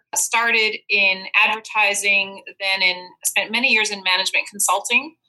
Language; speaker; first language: English; non-native, fluent; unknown